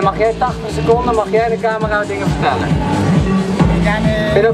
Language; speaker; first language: Dutch; native; Dutch